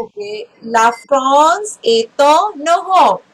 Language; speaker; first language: French; non-native, fluent; Hindi